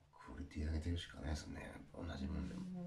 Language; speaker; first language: Japanese; native; Japanese